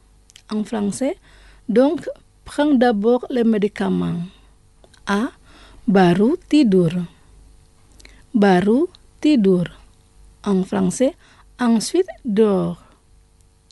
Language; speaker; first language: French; non-native, fluent; Indonesian